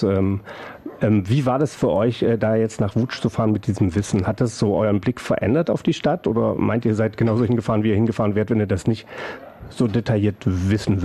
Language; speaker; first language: German; native; German